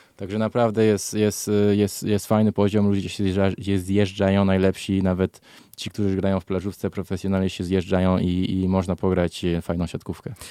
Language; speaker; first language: Polish; early bilingual, heritage; Polish